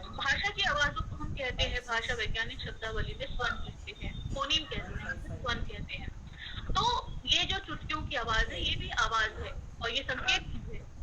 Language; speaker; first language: Hindi; native; Hindi